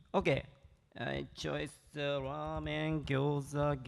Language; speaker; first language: English; non-native, learner; Japanese